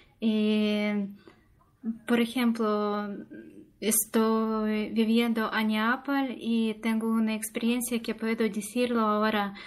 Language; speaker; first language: Spanish; non-native, learner; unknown